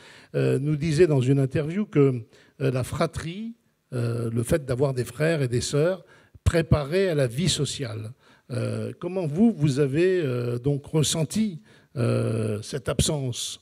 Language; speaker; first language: French; native; French